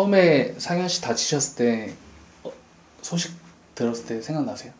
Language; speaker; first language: Korean; native; Korean